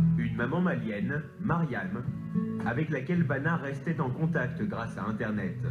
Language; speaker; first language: French; native; French